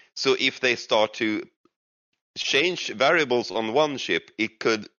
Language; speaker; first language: English; non-native, fluent; Swedish